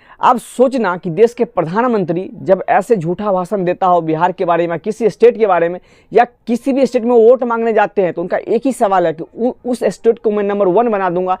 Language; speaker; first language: Hindi; non-native, local second language; Assamese